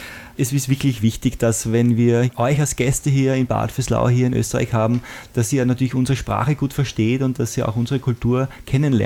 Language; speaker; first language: German; native; German